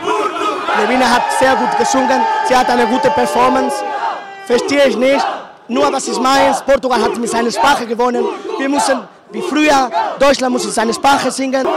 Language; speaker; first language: German; non-native, learner; Portuguese